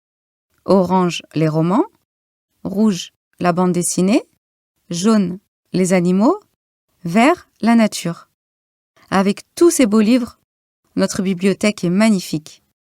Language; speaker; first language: French; non-native, learner; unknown